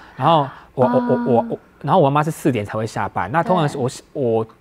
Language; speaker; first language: Chinese; native; Chinese